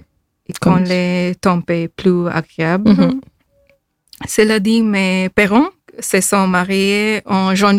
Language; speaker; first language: French; non-native, fluent; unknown